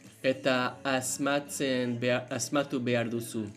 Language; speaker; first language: Basque; non-native, learner; English